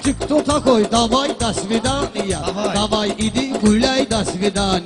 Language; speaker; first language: Russian; non-native, learner; Talysh